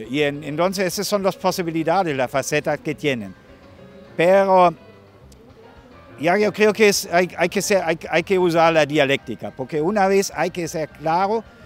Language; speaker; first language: Spanish; non-native, fluent; German